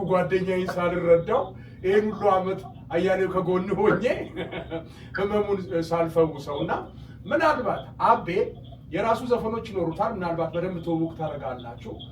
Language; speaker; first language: Amharic; native; Amharic